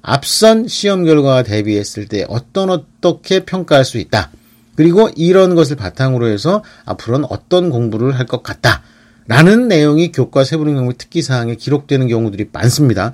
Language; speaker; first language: Korean; native; Korean